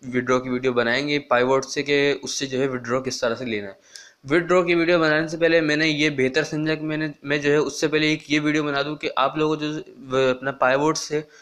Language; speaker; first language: Urdu; non-native, local second language; Punjabi